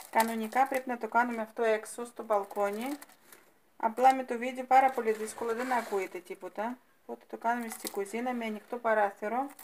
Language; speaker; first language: Greek; non-native, fluent; Russian